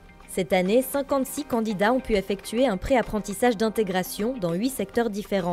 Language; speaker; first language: French; native; French